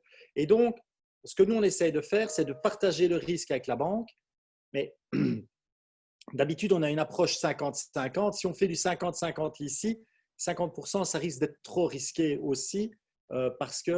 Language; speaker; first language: French; native; French